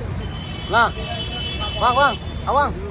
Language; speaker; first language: Indonesian; native; Indonesian